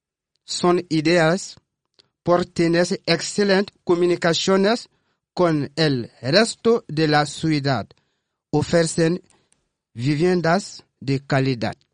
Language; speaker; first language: Spanish; non-native, learner; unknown